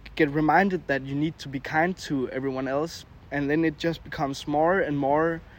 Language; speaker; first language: English; non-native, fluent; Danish